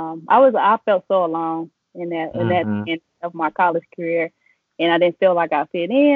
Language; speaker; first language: English; native; English